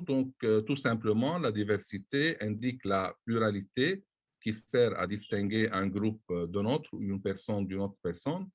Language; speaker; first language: French; non-native, local second language; Arabic